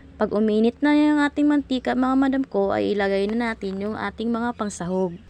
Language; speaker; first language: Filipino; non-native, local second language; Cebuano